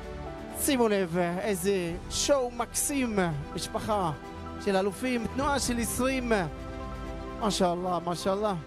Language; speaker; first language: Hebrew; non-native, local second language; Arabic